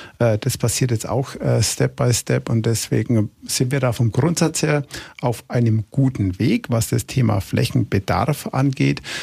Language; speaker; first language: German; native; German